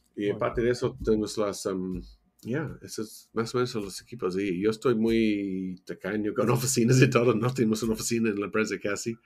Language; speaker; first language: Spanish; non-native, learner; English